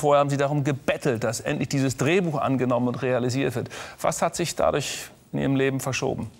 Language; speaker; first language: German; native; German